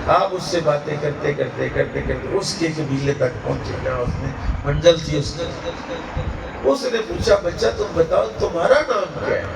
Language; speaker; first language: Urdu; non-native, local second language; Punjabi